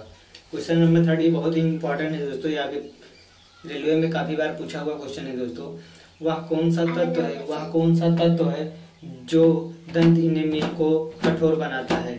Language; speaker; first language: Hindi; native; Hindi